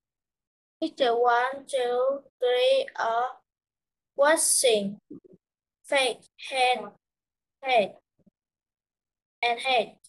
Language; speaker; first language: English; non-native, learner; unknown